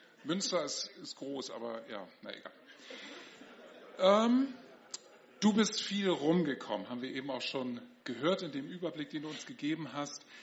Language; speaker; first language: German; native; German